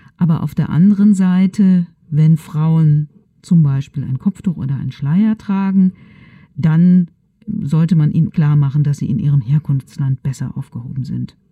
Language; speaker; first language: German; native; German